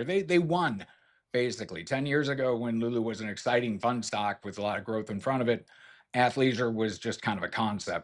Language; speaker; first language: English; native; English